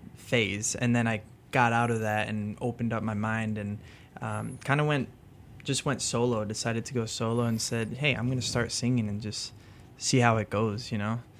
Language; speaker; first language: English; early bilingual, other home language; French